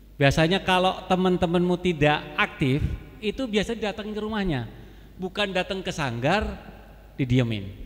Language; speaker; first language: Indonesian; native; Indonesian